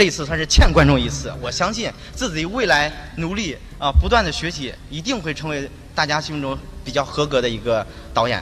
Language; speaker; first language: Chinese; native; Chinese